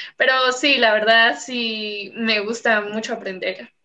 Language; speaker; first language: Spanish; native; Spanish